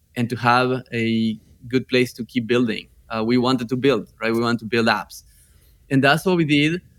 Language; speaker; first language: English; non-native, fluent; Spanish